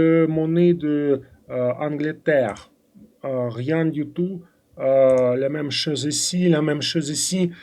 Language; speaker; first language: French; non-native, fluent; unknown